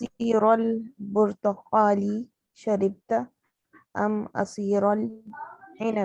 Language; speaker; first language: Arabic; non-native, learner; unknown